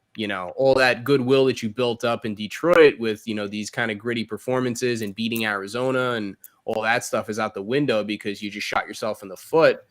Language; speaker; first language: English; native; English